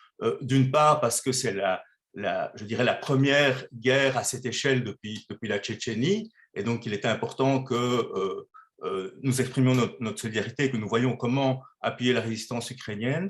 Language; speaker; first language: French; native; French